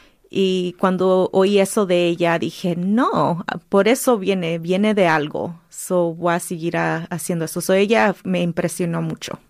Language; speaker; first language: Spanish; early bilingual, heritage; Spanish